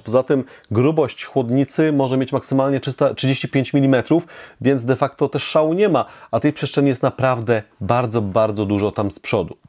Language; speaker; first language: Polish; native; Polish